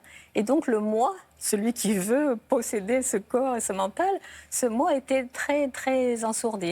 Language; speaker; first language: French; native; French